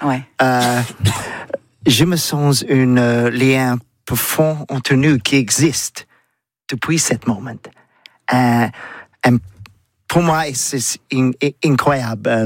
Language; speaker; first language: French; non-native, learner; English